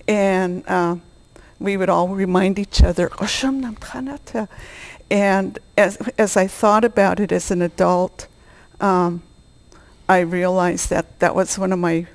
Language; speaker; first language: English; native; English